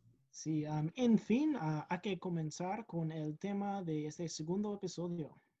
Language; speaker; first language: Spanish; non-native, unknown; English